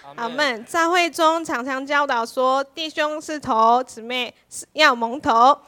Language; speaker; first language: Chinese; non-native, fluent; Korean